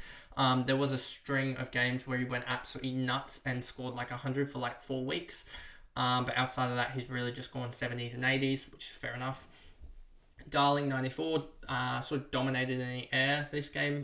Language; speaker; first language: English; native; English